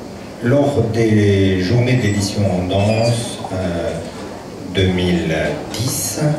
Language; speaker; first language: French; native; French